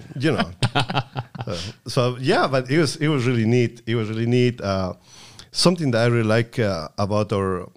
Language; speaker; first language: English; non-native, fluent; Spanish